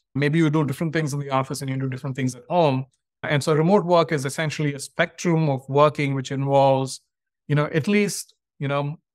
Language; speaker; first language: English; non-native, local second language; Tamil